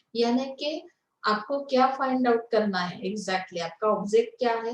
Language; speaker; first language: Hindi; non-native, local second language; Marathi